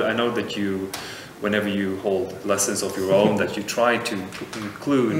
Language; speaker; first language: English; non-native, fluent; Swedish